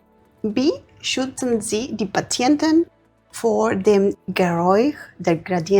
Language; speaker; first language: German; non-native, learner; Spanish